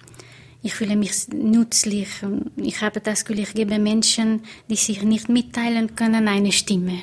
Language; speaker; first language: German; non-native, fluent; Portuguese